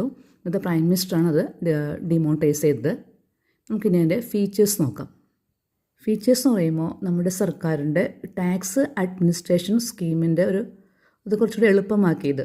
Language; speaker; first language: Malayalam; native; Malayalam